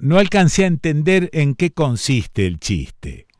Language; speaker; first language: Spanish; native; Spanish